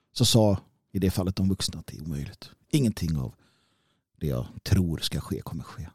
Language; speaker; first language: Swedish; native; Swedish